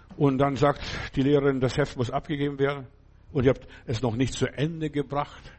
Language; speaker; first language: German; non-native, fluent; Lithuanian